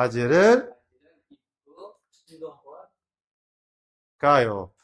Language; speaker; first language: Korean; non-native, fluent; Uzbek